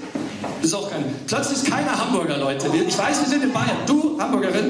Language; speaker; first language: German; early bilingual, other home language; English